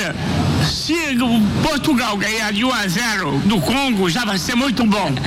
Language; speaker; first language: Portuguese; native; Portuguese